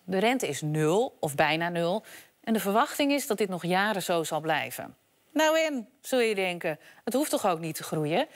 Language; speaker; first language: Dutch; native; Dutch